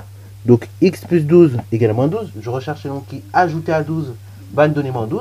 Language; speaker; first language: French; native; French